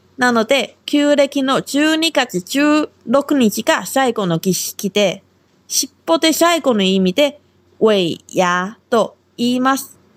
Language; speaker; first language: Japanese; non-native, fluent; Chinese